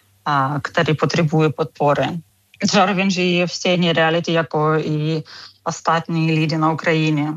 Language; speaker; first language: Czech; non-native, learner; Ukrainian